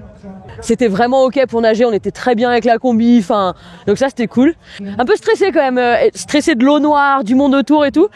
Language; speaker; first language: French; native; French